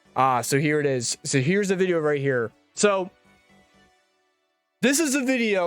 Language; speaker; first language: English; native; English